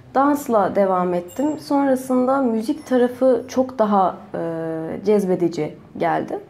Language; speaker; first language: Turkish; native; Turkish